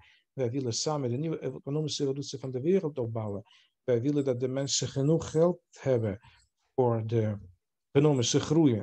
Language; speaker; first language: Dutch; non-native, fluent; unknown